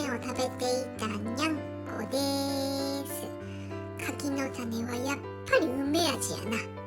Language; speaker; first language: Japanese; native; Japanese